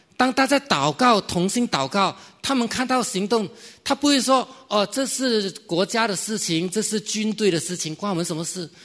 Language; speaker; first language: Chinese; native; Chinese